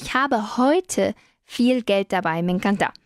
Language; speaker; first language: German; non-native, fluent; Spanish